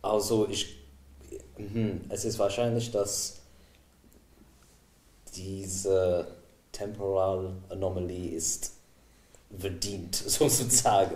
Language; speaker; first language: German; non-native, fluent; English